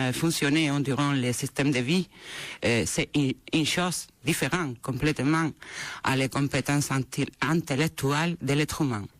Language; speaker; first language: French; non-native, fluent; Spanish